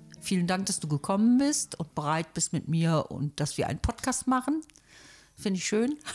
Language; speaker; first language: German; native; German